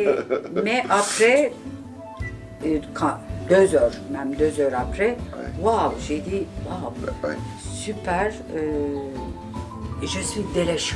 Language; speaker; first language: French; non-native, learner; Turkish